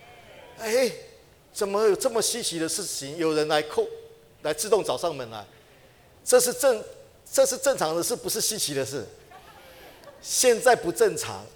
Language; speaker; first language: Chinese; native; Chinese